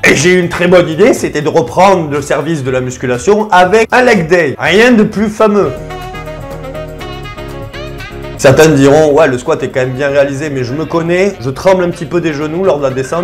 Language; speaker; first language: French; native; French